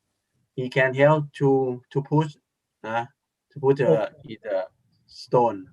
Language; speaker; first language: English; non-native, learner; Thai